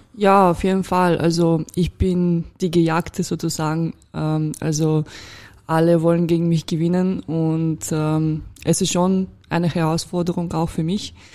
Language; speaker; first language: German; non-native, fluent; Russian